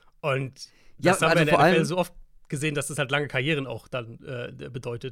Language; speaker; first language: German; native; German